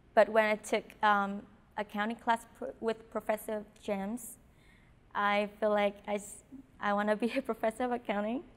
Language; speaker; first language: English; non-native, fluent; Vietnamese